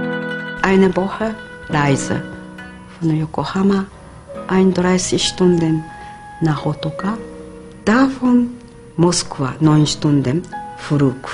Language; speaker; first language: German; non-native, learner; Japanese